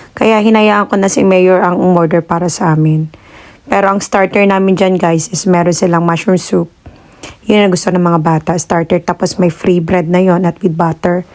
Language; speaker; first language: Filipino; native; Filipino